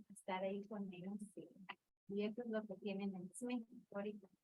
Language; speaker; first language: Spanish; early bilingual, heritage; Spanish